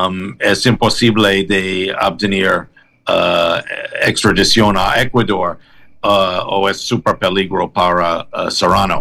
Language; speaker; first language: Spanish; non-native, learner; English